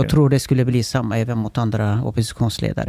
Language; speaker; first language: Swedish; early bilingual, other home language; Turkish